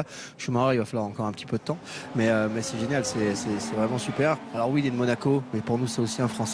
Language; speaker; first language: French; native; French